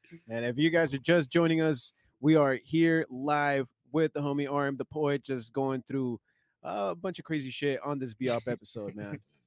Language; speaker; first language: English; early bilingual, other home language; Spanish